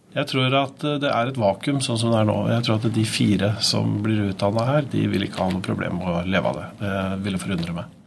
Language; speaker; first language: Norwegian; early bilingual, other home language; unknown